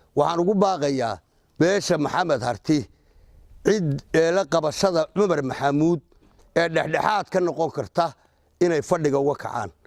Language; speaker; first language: Somali; native; Somali